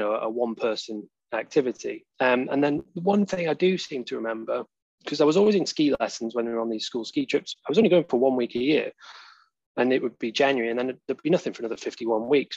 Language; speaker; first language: English; native; English